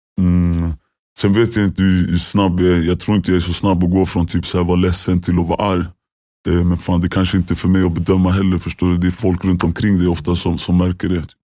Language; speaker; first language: Swedish; native; Swedish